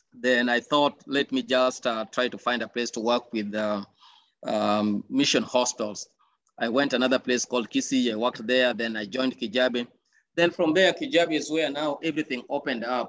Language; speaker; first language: English; non-native, local second language; Luo (Kenya and Tanzania)